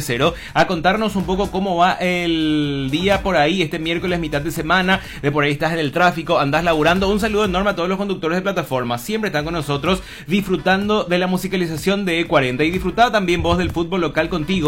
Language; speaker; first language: Spanish; native; Spanish